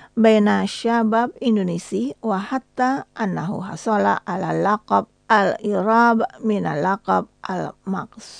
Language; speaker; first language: Arabic; non-native, fluent; Indonesian